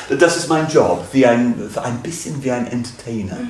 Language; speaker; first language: German; non-native, fluent; English